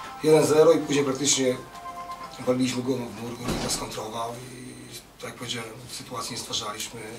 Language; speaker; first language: Polish; native; Polish